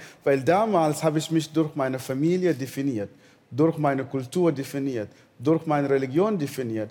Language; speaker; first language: German; non-native, fluent; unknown